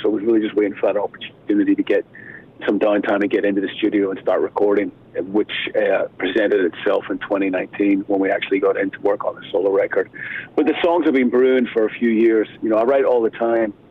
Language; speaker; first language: English; native; English